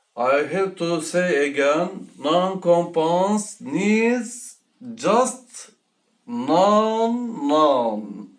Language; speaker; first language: English; non-native, learner; Turkish